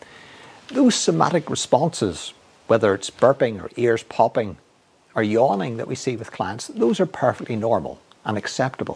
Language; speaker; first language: English; native; English